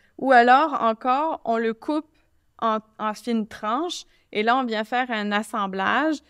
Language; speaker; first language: French; native; French